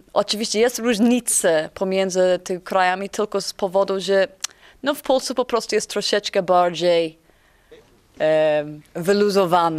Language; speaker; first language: Polish; non-native, fluent; English